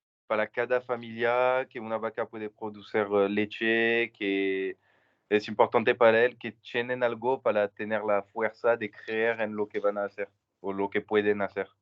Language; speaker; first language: Spanish; non-native, learner; French